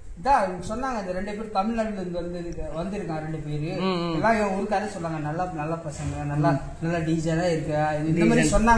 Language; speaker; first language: Tamil; non-native, fluent; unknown